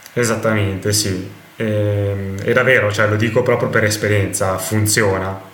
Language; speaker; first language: Italian; native; Italian